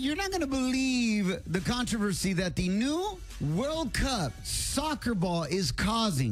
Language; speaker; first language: English; early bilingual, other home language; Spanish